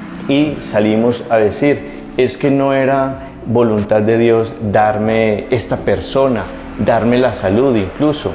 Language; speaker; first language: Spanish; native; Spanish